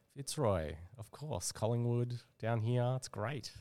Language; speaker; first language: English; native; English